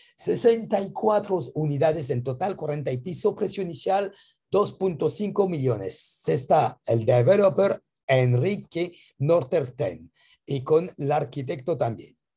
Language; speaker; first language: Spanish; non-native, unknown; French